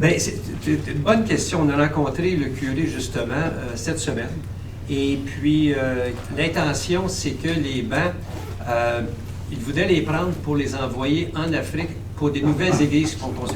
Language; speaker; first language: French; native; French